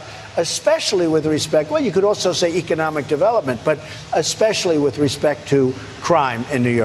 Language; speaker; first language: English; native; English